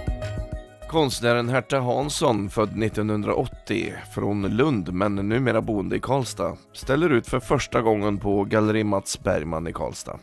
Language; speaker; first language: Swedish; native; Swedish